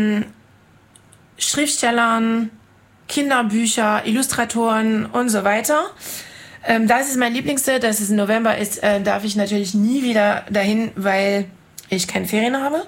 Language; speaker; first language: German; non-native, fluent; French